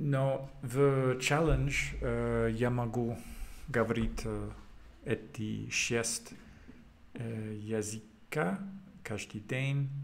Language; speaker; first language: Russian; non-native, learner; English